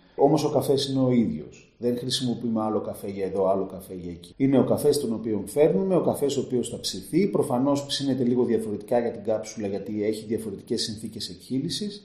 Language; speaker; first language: Greek; native; Greek